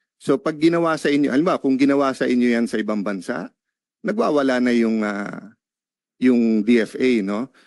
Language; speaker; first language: Filipino; native; Filipino